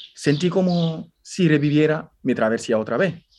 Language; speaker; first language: Spanish; non-native, fluent; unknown